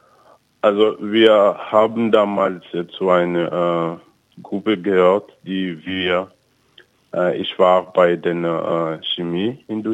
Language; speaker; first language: German; non-native, fluent; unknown